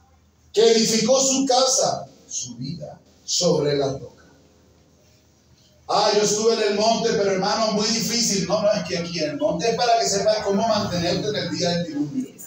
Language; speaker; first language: Spanish; native; Spanish